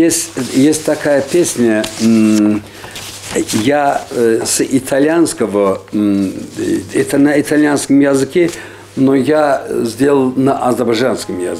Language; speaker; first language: Russian; non-native, fluent; Azerbaijani